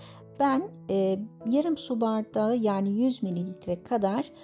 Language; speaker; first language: Turkish; native; Turkish